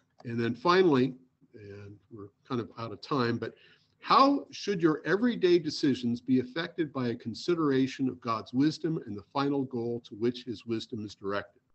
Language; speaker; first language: English; native; English